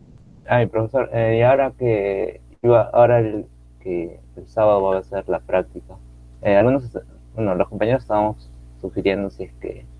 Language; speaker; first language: Spanish; native; Spanish